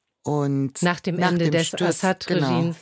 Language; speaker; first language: German; native; German